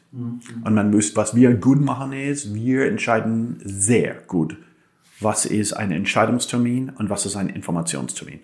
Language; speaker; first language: German; non-native, fluent; English